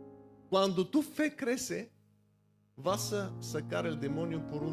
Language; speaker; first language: Spanish; non-native, fluent; Bulgarian